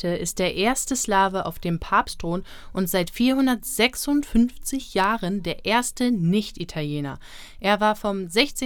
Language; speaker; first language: German; native; German